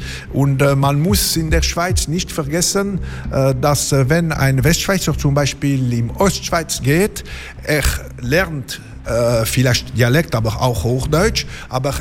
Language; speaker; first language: German; non-native, fluent; French